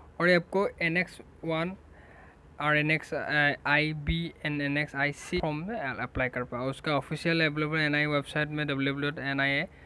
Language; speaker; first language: Hindi; non-native, local second language; Assamese